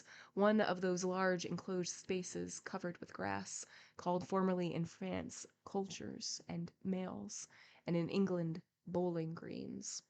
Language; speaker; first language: English; native; English